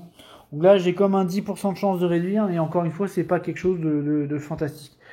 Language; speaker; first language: French; native; French